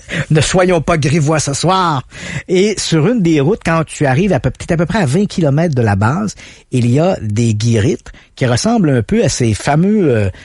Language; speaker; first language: French; native; French